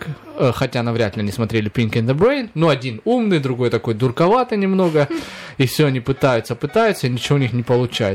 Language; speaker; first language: Russian; native; Russian